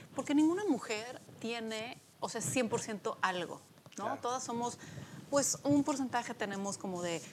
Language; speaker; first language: Spanish; early bilingual, other home language; Polish